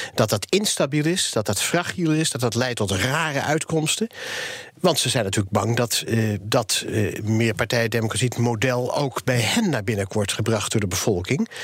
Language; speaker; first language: Dutch; native; Dutch